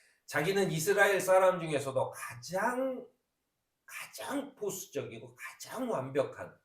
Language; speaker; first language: Korean; native; Korean